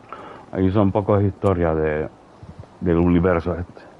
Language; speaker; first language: Spanish; non-native, fluent; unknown